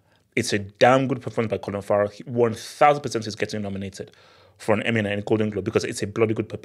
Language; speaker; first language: English; native; English